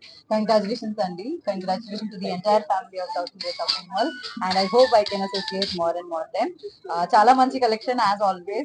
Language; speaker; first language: Telugu; non-native, local second language; Malayalam